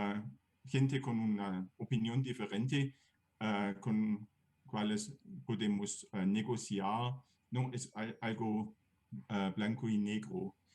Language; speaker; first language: Spanish; non-native, fluent; German